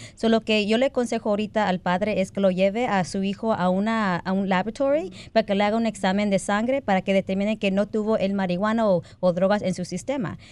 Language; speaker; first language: Spanish; early bilingual, heritage; Spanish